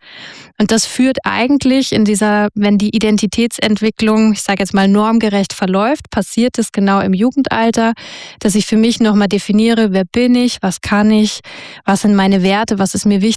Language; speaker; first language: German; native; German